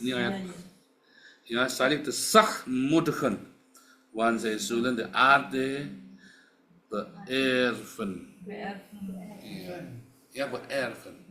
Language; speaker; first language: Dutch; non-native, learner; Indonesian